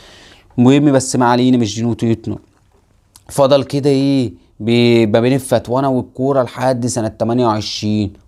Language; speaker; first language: Arabic; native; Arabic